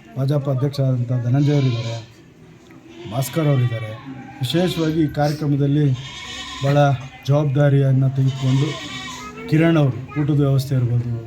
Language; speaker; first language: Kannada; native; Kannada